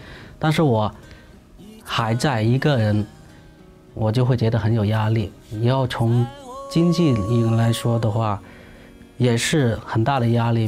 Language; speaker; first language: Chinese; non-native, local second language; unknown